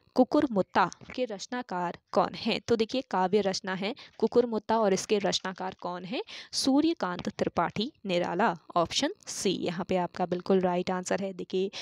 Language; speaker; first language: Hindi; native; Hindi